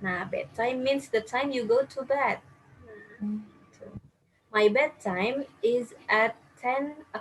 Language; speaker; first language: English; non-native, fluent; Indonesian